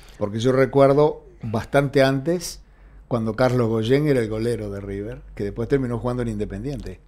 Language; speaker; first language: Spanish; native; Spanish